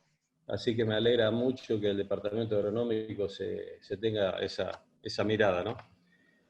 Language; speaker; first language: Spanish; native; Spanish